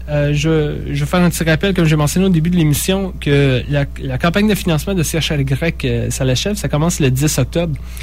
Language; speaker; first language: French; native; French